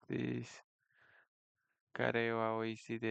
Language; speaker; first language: Japanese; non-native, learner; Nepali